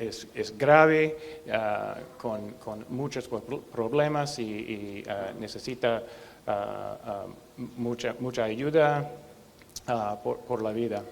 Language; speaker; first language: Spanish; non-native, learner; English